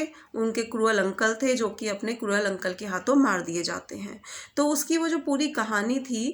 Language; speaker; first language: Hindi; native; Hindi